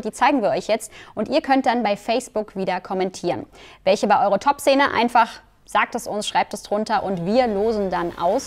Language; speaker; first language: German; native; German